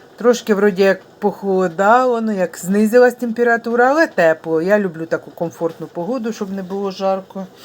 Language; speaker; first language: Ukrainian; non-native, local second language; Russian